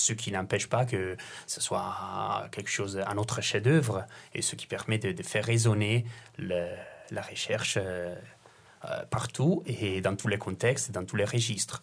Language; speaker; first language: French; non-native, fluent; Italian